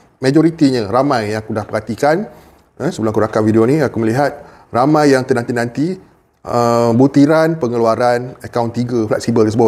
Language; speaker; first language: Malay; native; Malay